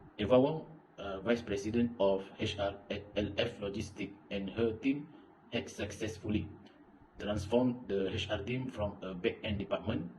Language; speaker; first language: English; non-native, local second language; Malay